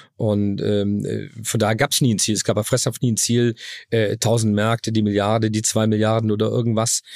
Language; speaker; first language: German; native; German